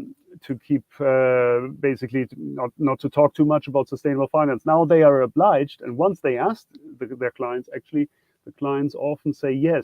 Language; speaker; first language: English; non-native, fluent; German